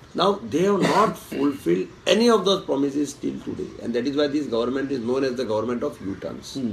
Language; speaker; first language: English; non-native, local second language; Konkani